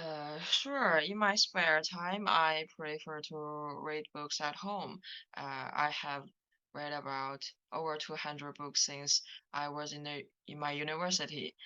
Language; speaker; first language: English; non-native, learner; Chinese